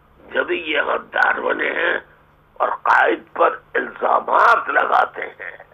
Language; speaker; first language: Urdu; native; Urdu